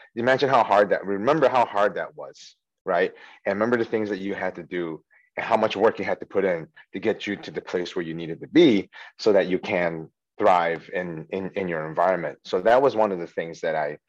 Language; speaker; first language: English; early bilingual, other home language; Chinese